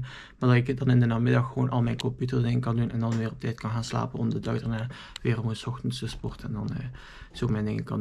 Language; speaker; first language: Dutch; native; Dutch